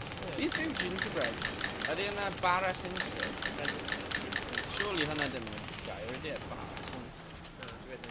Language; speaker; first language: Welsh; native; Welsh